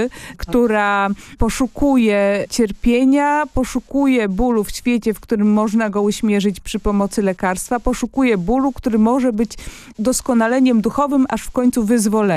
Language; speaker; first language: Polish; native; Polish